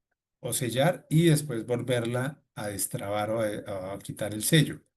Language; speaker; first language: Spanish; native; Spanish